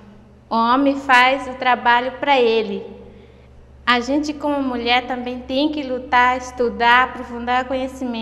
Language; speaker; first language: Portuguese; non-native, local second language; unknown